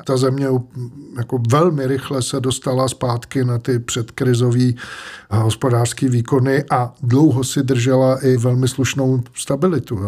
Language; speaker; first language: Czech; native; Czech